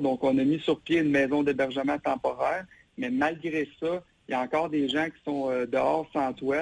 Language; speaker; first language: French; native; French